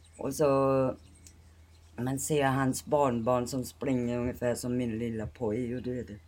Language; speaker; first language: Swedish; non-native, fluent; Thai